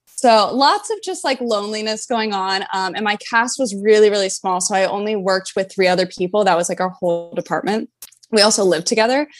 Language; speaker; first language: English; native; English